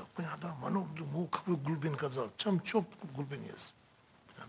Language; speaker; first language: Russian; non-native, learner; Tibetan